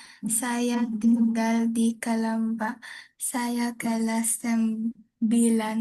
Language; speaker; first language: Indonesian; non-native, learner; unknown